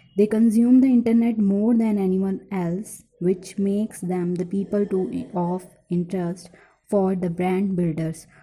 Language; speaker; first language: English; non-native, local second language; Punjabi